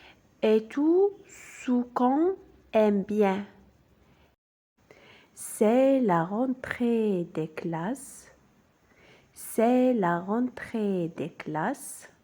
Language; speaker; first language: French; non-native, local second language; Arabic